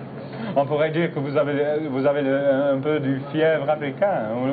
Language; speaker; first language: French; non-native, fluent; English